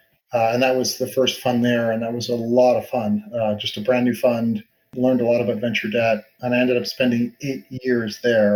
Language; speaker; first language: English; native; English